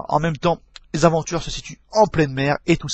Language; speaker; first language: French; native; French